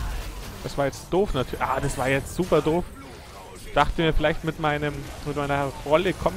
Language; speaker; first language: German; native; German